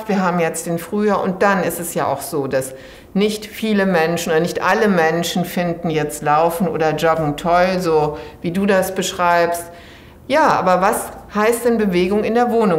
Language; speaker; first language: German; native; German